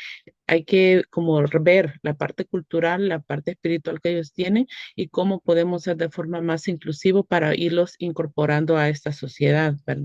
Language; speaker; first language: Spanish; native; Spanish